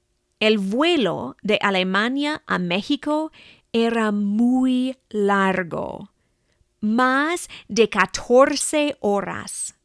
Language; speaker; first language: Spanish; non-native, fluent; English